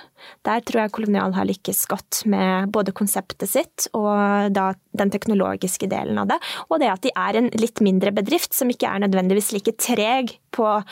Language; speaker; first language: Norwegian; native; Norwegian